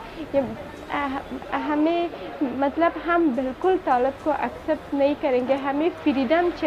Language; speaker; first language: Hindi; non-native, fluent; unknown